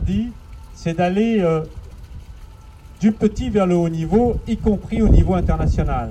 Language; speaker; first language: French; native; French